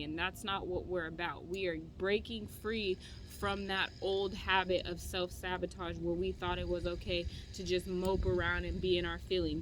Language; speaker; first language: English; native; English